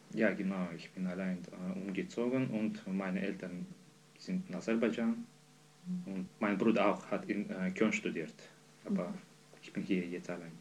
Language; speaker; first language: German; non-native, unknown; Azerbaijani